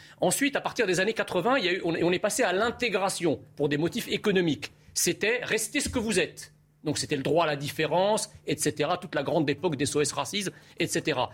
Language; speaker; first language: French; early bilingual, other home language; Arabic